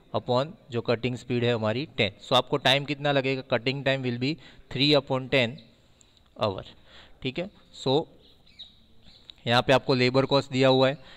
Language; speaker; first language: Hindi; non-native, local second language; Gujarati